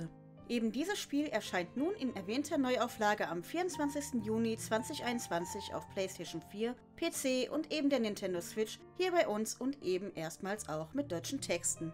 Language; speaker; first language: German; native; German